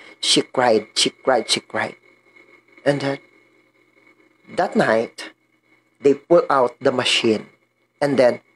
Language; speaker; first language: English; non-native, learner; Filipino